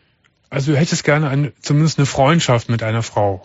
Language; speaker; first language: German; native; German